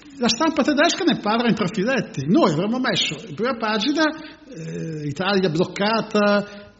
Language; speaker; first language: Italian; native; Italian